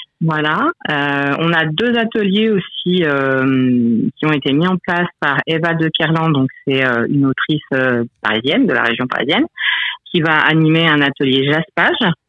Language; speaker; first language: French; native; French